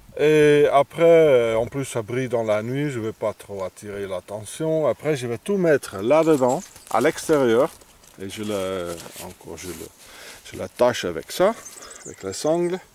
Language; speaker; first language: French; non-native, fluent; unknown